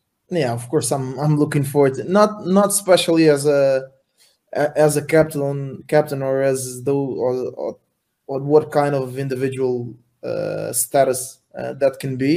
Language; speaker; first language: English; non-native, fluent; Portuguese